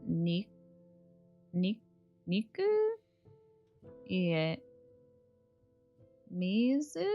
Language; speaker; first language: Japanese; non-native, learner; English